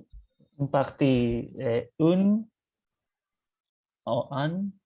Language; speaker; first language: French; non-native, learner; Spanish